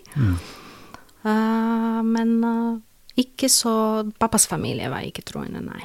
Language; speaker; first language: Norwegian; non-native, fluent; Serbian